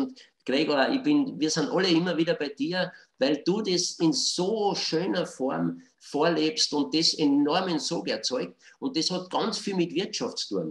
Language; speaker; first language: German; native; German